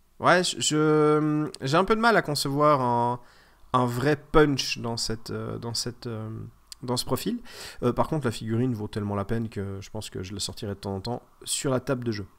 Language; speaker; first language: French; native; French